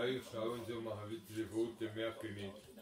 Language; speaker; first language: German; non-native, learner; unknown